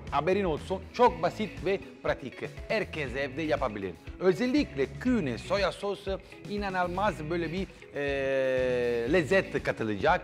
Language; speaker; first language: Turkish; non-native, learner; Italian